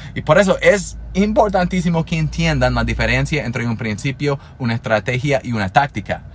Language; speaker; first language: Spanish; non-native, fluent; English